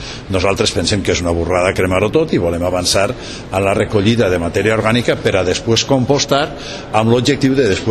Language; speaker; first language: Catalan; native; Catalan